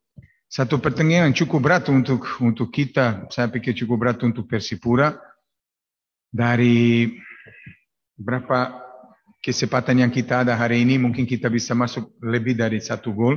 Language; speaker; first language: Indonesian; non-native, fluent; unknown